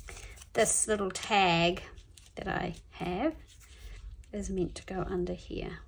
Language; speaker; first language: English; native; English